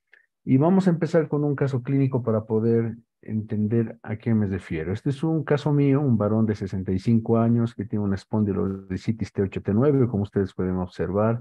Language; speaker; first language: Spanish; native; Spanish